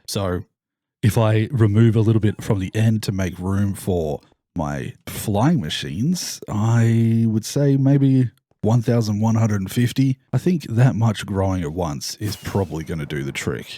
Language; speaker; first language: English; native; English